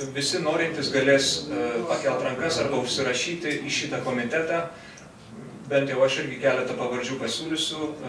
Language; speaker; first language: Lithuanian; non-native, local second language; Russian